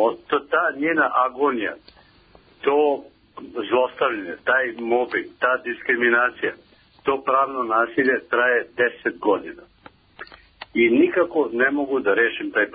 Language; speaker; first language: Serbian; native; Serbian